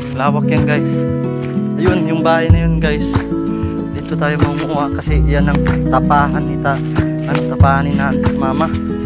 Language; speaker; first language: Filipino; non-native, local second language; Surigaonon